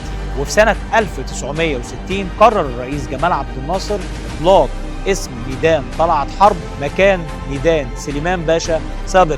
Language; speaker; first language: Arabic; native; Arabic